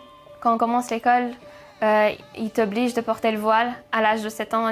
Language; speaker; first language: French; non-native, fluent; Persian